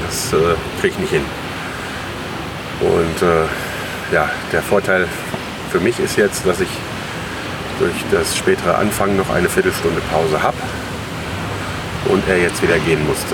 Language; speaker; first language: German; native; German